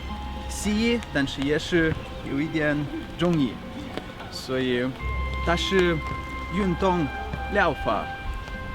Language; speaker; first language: Chinese; non-native, fluent; Lithuanian